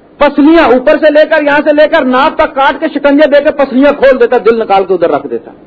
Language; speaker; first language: Urdu; non-native, local second language; Punjabi